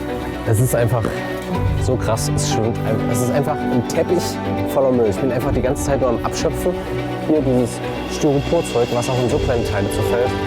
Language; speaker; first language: German; native; German